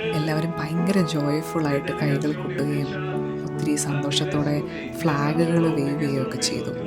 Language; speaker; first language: Malayalam; early bilingual, heritage; Malayalam